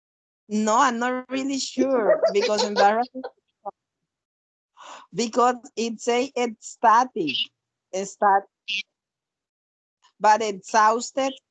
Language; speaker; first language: English; non-native, learner; Spanish